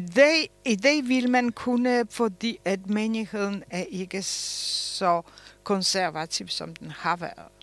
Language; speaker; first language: Danish; early bilingual, other home language; Polish